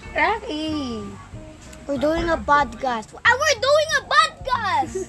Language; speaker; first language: English; non-native, fluent; Arabic